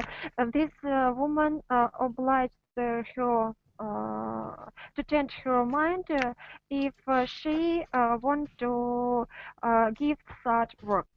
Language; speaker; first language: English; non-native, learner; Russian